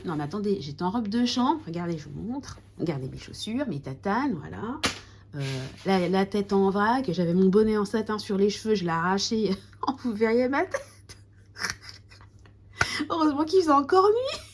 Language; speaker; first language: French; native; French